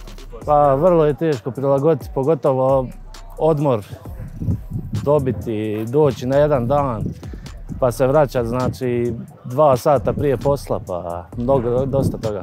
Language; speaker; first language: Bosnian; native; Bosnian